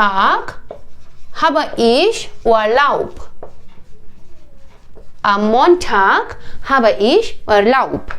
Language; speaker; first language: German; non-native, learner; Hindi